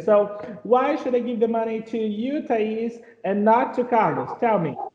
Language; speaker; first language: English; non-native, fluent; Portuguese